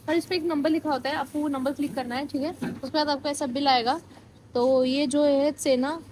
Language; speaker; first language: Hindi; non-native, local second language; Marathi